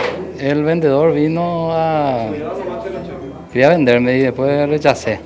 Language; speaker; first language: Spanish; non-native, local second language; Guarani